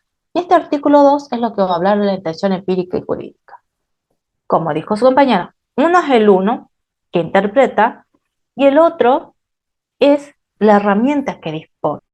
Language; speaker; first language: Spanish; native; Spanish